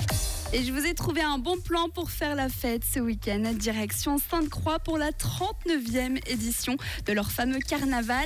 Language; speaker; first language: French; native; French